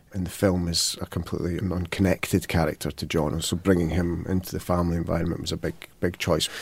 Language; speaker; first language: English; native; English